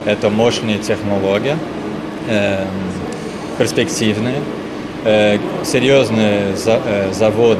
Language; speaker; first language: Russian; non-native, learner; Portuguese